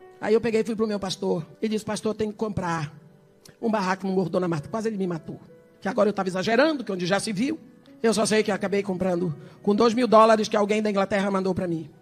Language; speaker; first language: Portuguese; early bilingual, other home language; English